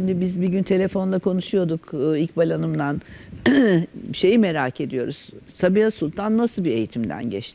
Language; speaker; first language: Turkish; native; Turkish